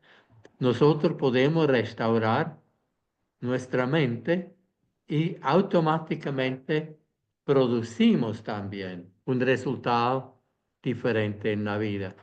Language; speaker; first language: Spanish; non-native, fluent; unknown